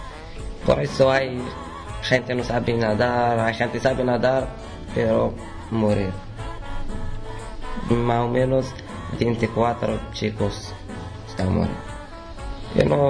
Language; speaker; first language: Spanish; non-native, learner; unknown